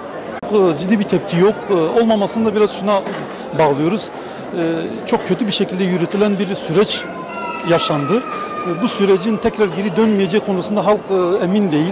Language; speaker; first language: Turkish; native; Turkish